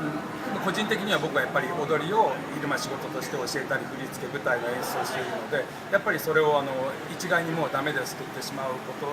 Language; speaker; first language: Japanese; native; Japanese